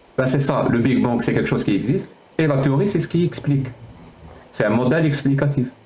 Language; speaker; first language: French; native; French